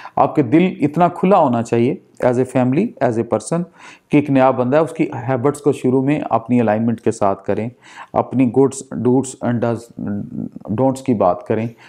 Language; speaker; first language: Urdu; non-native, local second language; Punjabi